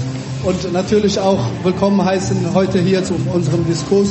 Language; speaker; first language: German; early bilingual, other home language; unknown